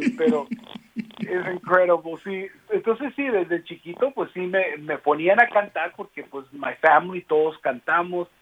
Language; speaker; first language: Spanish; early bilingual, heritage; Spanish